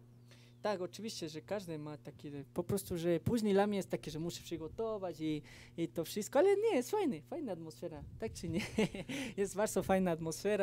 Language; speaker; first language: Polish; non-native, fluent; Spanish